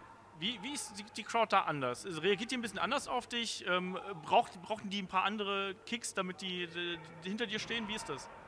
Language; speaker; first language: German; native; German